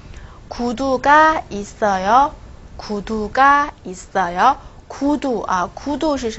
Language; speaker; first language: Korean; non-native, fluent; Chinese